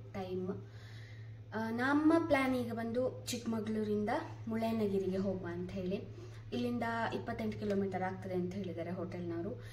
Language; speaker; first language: Kannada; native; Kannada